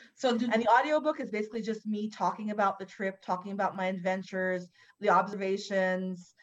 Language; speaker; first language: English; native; English